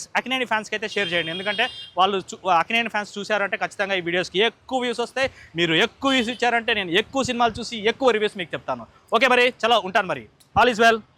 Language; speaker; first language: Telugu; native; Telugu